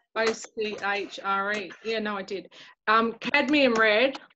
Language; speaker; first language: English; native; English